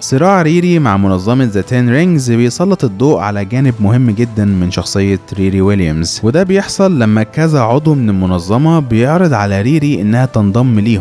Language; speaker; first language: Arabic; native; Arabic